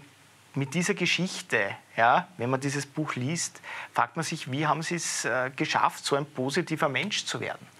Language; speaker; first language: German; native; German